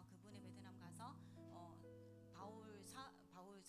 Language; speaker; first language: Korean; non-native, learner; Vietnamese